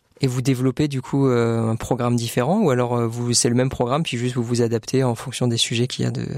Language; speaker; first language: French; native; French